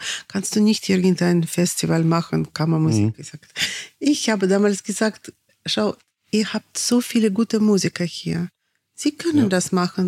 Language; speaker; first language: German; non-native, fluent; Russian